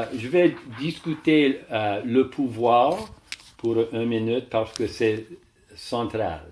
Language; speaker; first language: French; non-native, learner; English